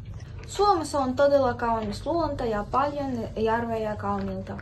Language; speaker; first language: Finnish; non-native, learner; Russian